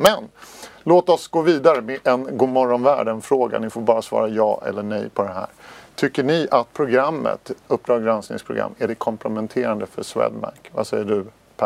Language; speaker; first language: Swedish; native; Swedish